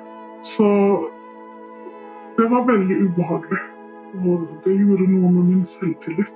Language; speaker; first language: Norwegian; non-native, fluent; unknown